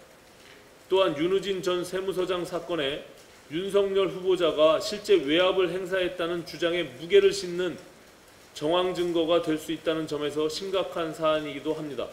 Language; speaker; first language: Korean; native; Korean